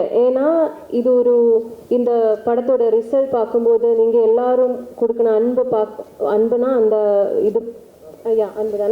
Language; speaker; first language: Tamil; non-native, learner; Malayalam